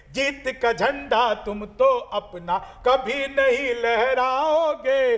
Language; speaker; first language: Hindi; native; Hindi